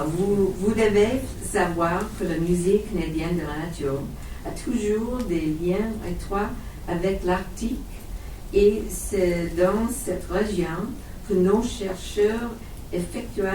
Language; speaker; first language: French; non-native, learner; English